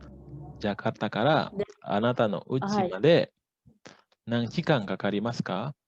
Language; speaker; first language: Japanese; non-native, fluent; Indonesian